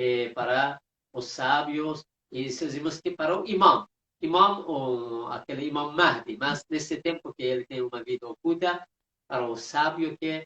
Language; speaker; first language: Portuguese; non-native, fluent; Persian